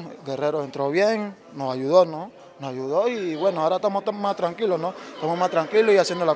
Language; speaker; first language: Spanish; native; Spanish